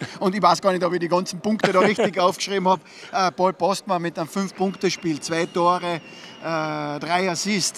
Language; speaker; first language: German; native; German